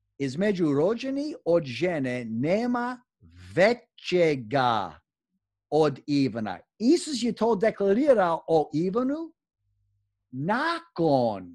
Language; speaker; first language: Croatian; early bilingual, heritage; Croatian